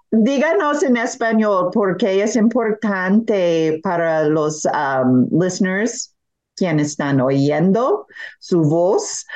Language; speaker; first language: Spanish; non-native, learner; English